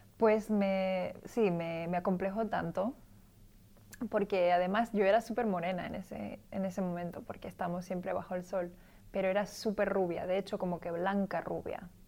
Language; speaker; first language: Spanish; early bilingual, other home language; English